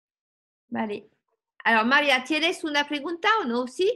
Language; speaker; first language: Spanish; non-native, learner; French